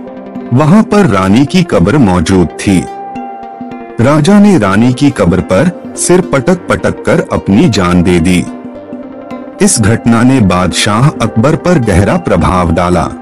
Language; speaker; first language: Hindi; native; Hindi